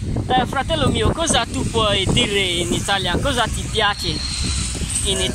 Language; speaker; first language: Italian; non-native, learner; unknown